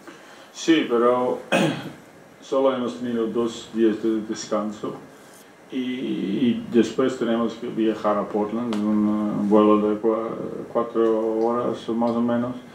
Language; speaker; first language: Spanish; non-native, fluent; Dutch